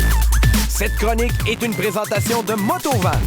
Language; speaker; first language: French; native; French